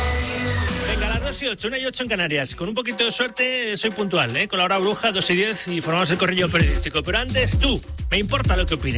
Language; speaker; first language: Spanish; native; Spanish